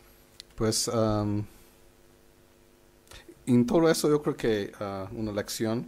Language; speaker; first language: Spanish; non-native, fluent; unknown